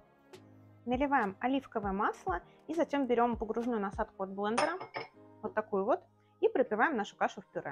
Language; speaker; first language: Russian; native; Russian